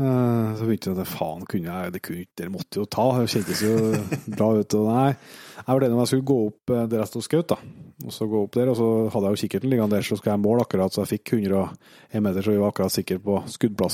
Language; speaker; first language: Norwegian; native; Norwegian